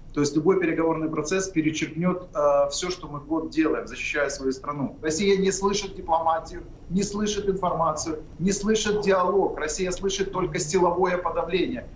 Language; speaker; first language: Russian; non-native, local second language; Ukrainian